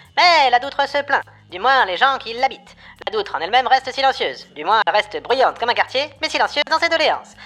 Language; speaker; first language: French; native; French